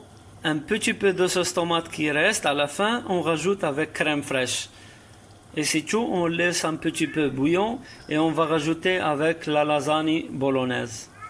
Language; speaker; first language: French; non-native, learner; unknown